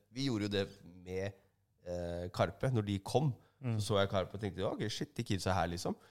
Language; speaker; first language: Norwegian; native; Norwegian